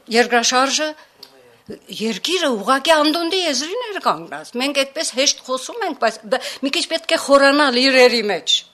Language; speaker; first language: Armenian; native; Armenian